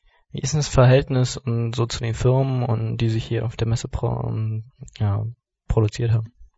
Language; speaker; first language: German; native; German